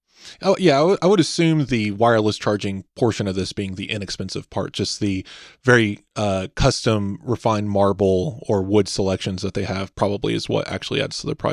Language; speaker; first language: English; native; English